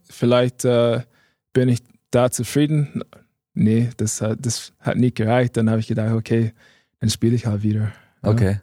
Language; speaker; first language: German; non-native, fluent; English